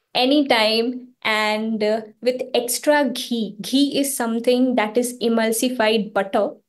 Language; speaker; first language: English; non-native, local second language; Hindi